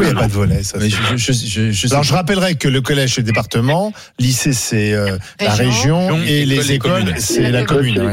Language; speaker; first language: French; native; French